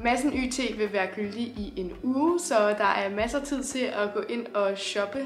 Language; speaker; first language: Danish; native; Danish